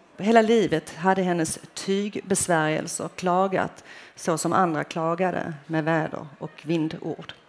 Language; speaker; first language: Swedish; early bilingual, other home language; Finnish